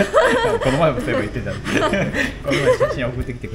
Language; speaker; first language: Vietnamese; non-native, fluent; Japanese